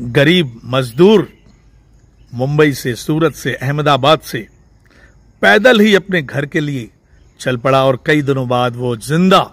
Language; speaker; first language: Hindi; non-native, local second language; Sindhi